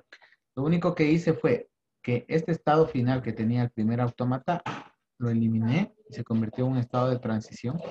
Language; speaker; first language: Spanish; native; Spanish